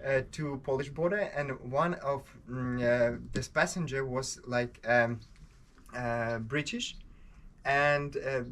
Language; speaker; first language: English; non-native, learner; Ukrainian